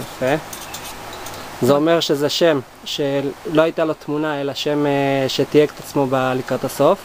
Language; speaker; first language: Hebrew; native; Hebrew